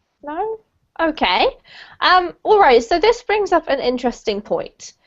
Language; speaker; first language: English; native; English